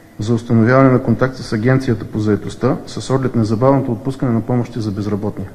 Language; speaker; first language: Bulgarian; native; Bulgarian